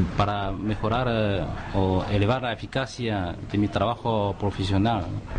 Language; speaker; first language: Spanish; non-native, fluent; Chinese